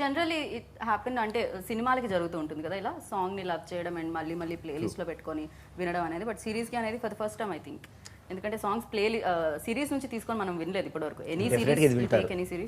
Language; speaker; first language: Telugu; native; Telugu